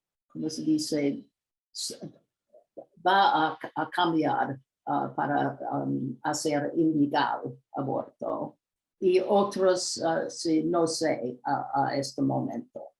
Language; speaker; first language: Spanish; non-native, learner; English